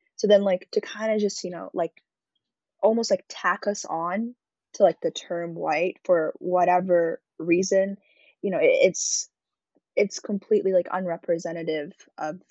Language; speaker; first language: English; early bilingual, other home language; Arabic